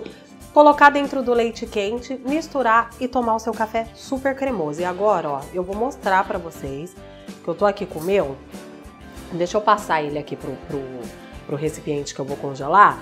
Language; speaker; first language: Portuguese; native; Portuguese